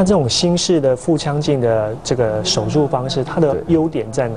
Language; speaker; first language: Chinese; native; Chinese